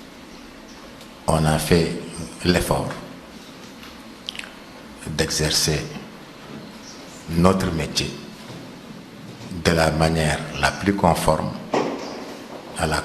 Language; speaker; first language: French; non-native, local second language; Wolof